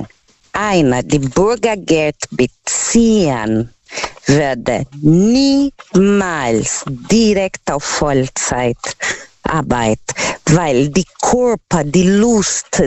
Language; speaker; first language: German; non-native, fluent; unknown